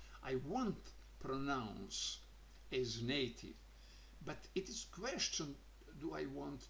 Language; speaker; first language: English; non-native, learner; Croatian